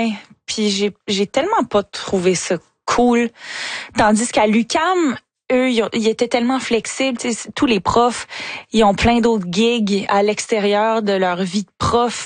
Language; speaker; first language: French; native; French